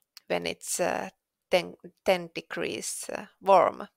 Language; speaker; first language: English; non-native, fluent; Finnish